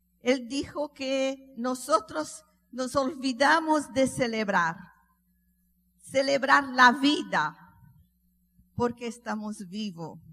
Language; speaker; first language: Spanish; non-native, learner; Portuguese